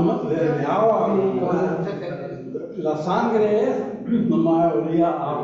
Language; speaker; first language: Spanish; non-native, learner; English